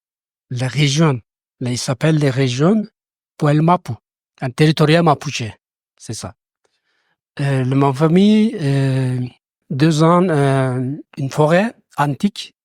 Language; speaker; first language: French; non-native, learner; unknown